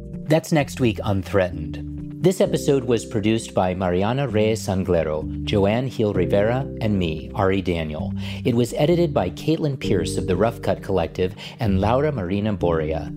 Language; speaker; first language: English; native; English